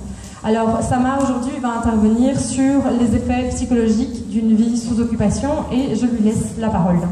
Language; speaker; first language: French; native; French